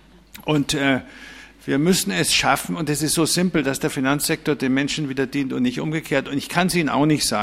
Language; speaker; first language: German; native; German